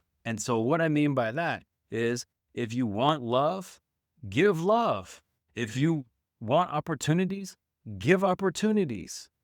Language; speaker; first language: English; native; English